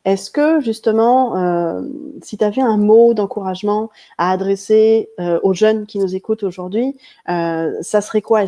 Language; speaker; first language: French; native; French